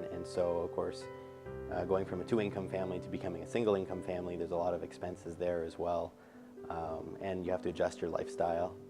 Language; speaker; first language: English; native; English